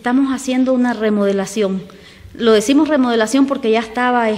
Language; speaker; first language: Spanish; native; Spanish